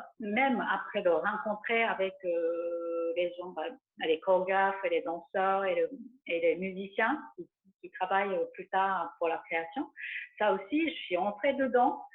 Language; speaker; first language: French; non-native, fluent; Japanese